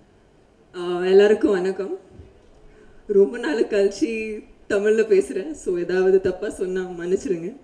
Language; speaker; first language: Tamil; early bilingual, heritage; Tamil